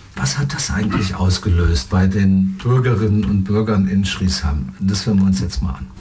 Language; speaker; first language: German; native; German